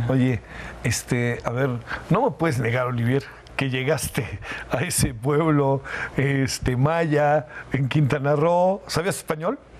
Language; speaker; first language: Spanish; native; Spanish